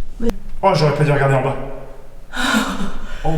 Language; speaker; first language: French; native; French